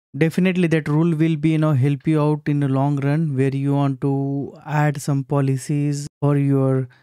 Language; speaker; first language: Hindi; non-native, local second language; Marathi